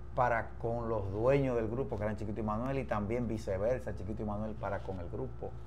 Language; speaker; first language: Spanish; native; Spanish